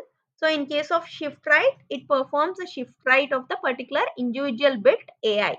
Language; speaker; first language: English; non-native, local second language; Telugu